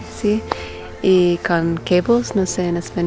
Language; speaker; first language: Spanish; non-native, learner; English